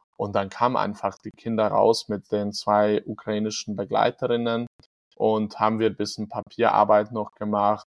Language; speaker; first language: German; non-native, fluent; Hungarian